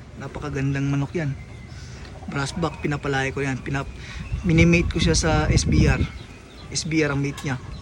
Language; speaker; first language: Filipino; non-native, local second language; Cebuano